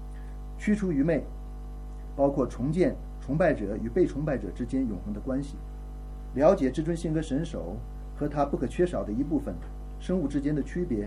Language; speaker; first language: Chinese; native; Chinese